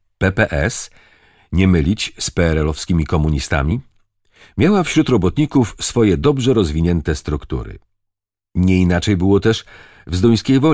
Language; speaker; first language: Polish; native; Polish